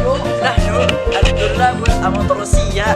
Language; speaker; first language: Arabic; non-native, learner; Malay